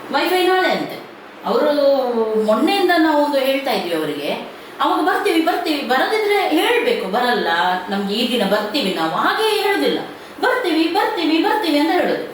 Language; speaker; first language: Kannada; native; Kannada